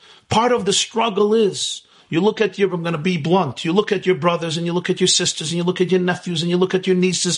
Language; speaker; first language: English; native; English